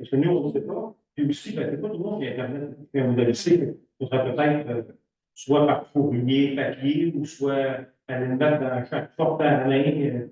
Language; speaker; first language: French; native; French